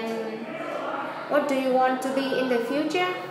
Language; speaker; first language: English; non-native, fluent; Vietnamese